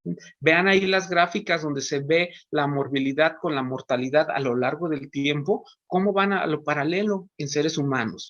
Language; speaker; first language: Spanish; native; Spanish